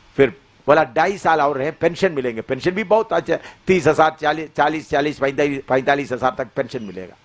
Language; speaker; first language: Hindi; non-native, local second language; Malayalam